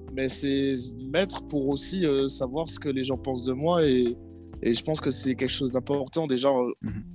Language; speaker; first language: French; native; French